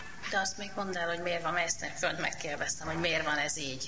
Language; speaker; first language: Hungarian; native; Hungarian